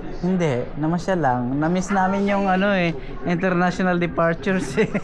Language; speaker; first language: Filipino; native; Filipino